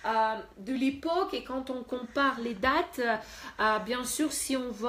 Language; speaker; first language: French; non-native, fluent; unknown